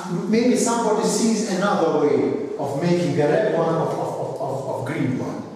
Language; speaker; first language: English; non-native, fluent; Russian